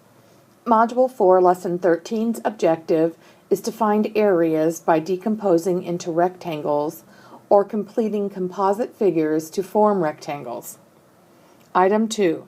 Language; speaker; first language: English; native; English